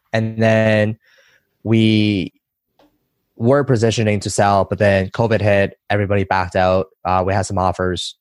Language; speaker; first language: English; early bilingual, other home language; Chinese